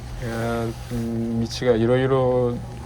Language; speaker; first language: Japanese; non-native, learner; Korean